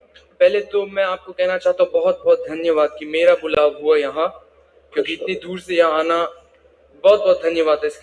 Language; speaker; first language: Hindi; early bilingual, heritage; Hindi